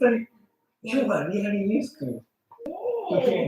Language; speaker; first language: English; non-native, learner; Japanese